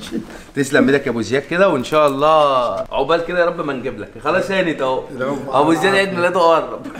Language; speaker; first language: Arabic; native; Arabic